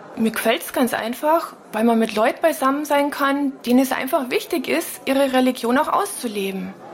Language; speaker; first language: German; native; German